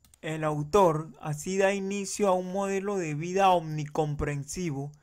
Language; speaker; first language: Spanish; native; Spanish